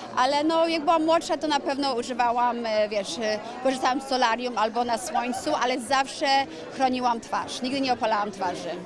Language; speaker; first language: Polish; early bilingual, heritage; Polish